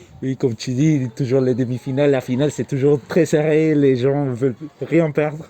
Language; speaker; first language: French; non-native, fluent; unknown